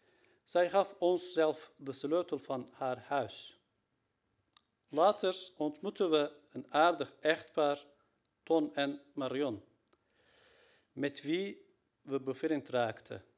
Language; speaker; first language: Dutch; non-native, fluent; Turkish